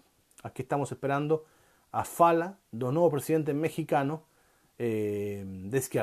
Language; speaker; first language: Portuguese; non-native, learner; Spanish